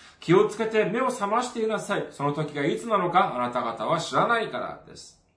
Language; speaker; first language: Japanese; non-native, fluent; Korean